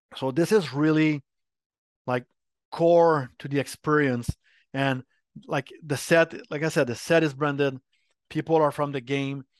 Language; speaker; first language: English; non-native, fluent; French